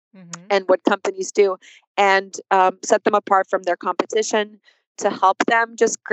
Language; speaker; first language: English; early bilingual, other home language; Russian